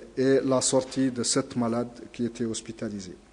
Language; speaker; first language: French; non-native, local second language; Arabic